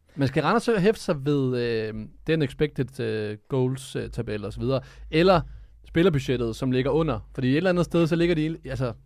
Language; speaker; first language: Danish; early bilingual, other home language; Serbian